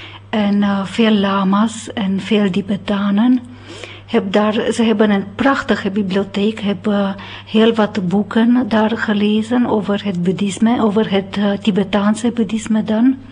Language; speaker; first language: Dutch; non-native, fluent; Romanian